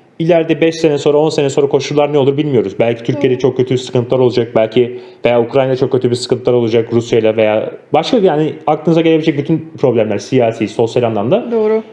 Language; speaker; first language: Turkish; native; Turkish